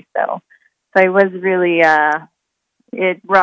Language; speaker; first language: English; non-native, local second language; Filipino